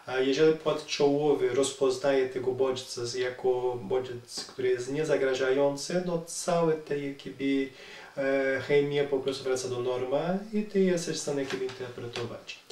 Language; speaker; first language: Polish; non-native, learner; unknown